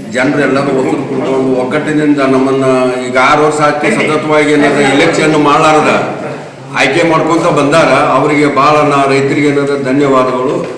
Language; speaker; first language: Kannada; native; Kannada